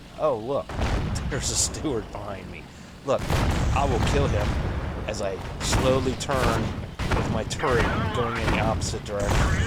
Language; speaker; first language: English; native; English